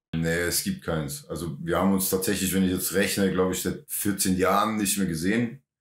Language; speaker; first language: German; native; German